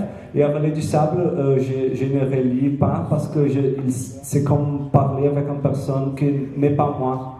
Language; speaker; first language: French; non-native, learner; Portuguese